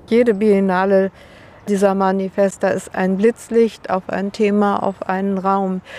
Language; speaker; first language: German; native; German